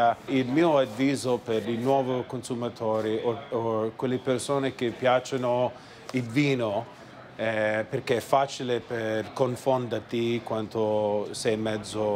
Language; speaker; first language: Italian; early bilingual, heritage; Italian